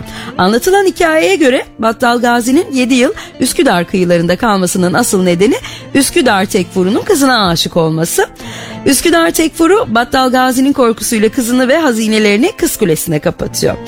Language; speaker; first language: Turkish; native; Turkish